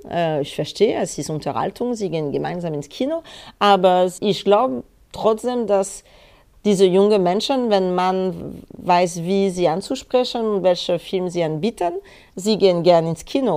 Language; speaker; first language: German; non-native, fluent; French